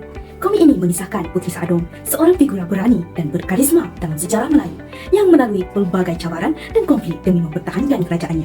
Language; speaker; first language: Malay; native; Malay